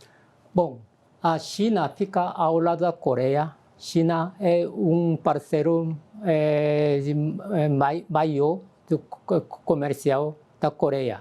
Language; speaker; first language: Portuguese; non-native, fluent; Korean